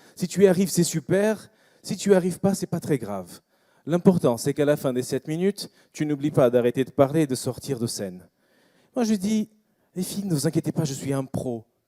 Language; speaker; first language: French; non-native, fluent; Portuguese